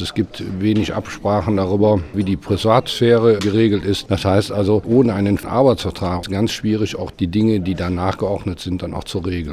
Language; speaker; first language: German; native; German